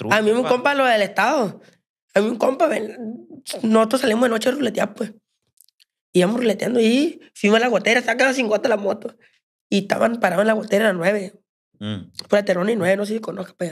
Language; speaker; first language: Spanish; native; Spanish